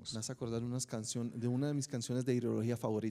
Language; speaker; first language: Spanish; native; Spanish